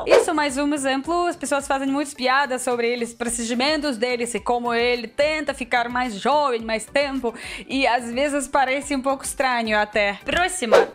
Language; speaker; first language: Portuguese; non-native, learner; Russian